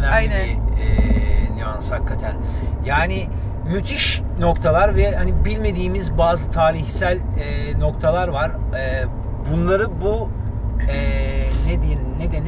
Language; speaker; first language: Turkish; native; Turkish